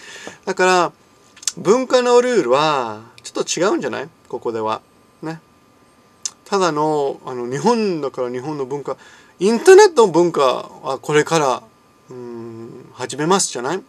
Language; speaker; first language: Japanese; non-native, fluent; English